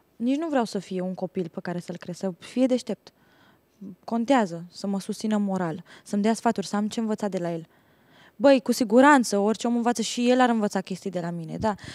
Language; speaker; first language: Romanian; native; Romanian